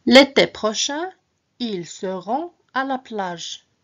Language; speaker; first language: French; non-native, local second language; Arabic